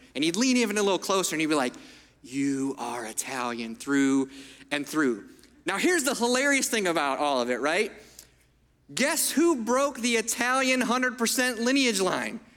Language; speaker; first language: English; early bilingual, other home language; Italian